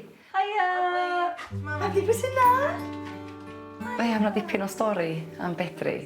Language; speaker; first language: Welsh; native; Welsh